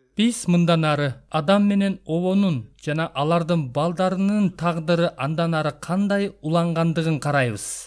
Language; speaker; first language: Kyrgyz; non-native, local second language; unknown